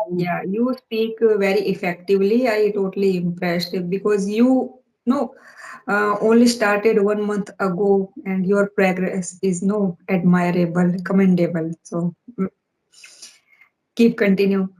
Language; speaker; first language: English; non-native, learner; Hindi